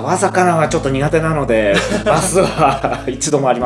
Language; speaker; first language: Japanese; native; Japanese